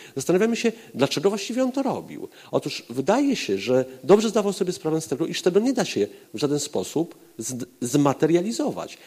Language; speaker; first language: Polish; native; Polish